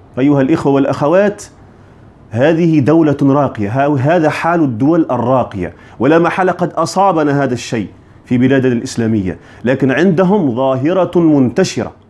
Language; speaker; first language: Arabic; native; Arabic